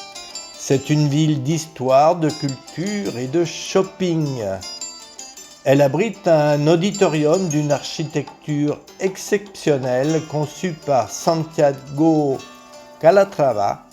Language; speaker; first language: French; native; French